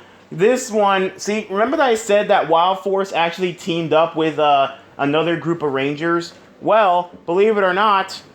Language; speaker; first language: English; native; English